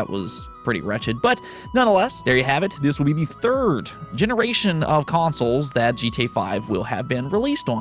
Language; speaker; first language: English; native; English